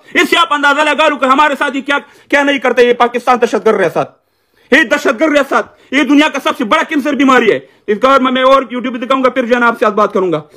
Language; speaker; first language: Urdu; non-native, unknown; Pashto